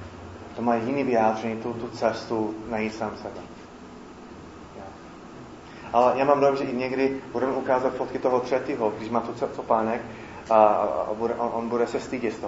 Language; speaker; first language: Czech; non-native, fluent; English